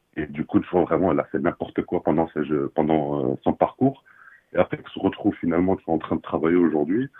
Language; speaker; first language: French; non-native, local second language; Arabic